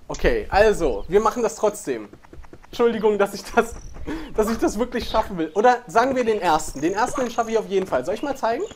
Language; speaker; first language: German; native; German